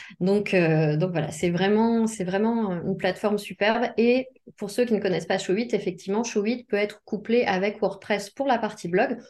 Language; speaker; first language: French; native; French